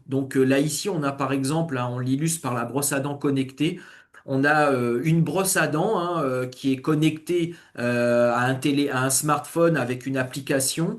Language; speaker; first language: French; native; French